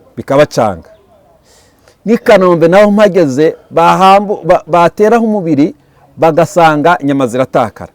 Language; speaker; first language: Kinyarwanda; early bilingual, heritage; Kinyarwanda